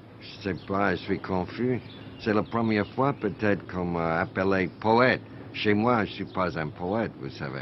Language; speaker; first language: French; non-native, fluent; English